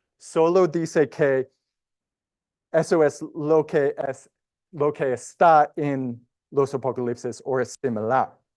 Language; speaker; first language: Spanish; non-native, learner; English